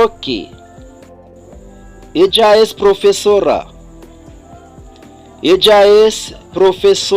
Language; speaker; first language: Spanish; non-native, fluent; Haitian Creole